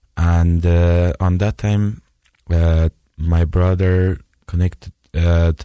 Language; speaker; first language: English; non-native, fluent; Persian